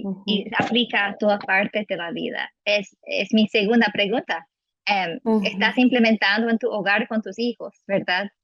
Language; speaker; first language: Spanish; non-native, fluent; English